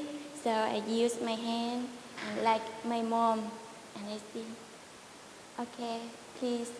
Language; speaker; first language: English; non-native, learner; Vietnamese